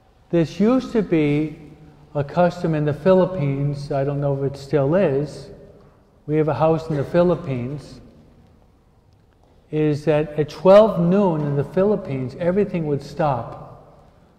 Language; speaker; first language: English; native; English